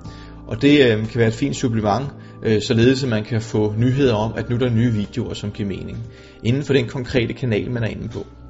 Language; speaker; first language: Danish; native; Danish